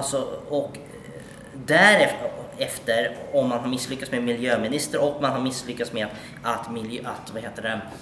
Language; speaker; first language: Swedish; native; Swedish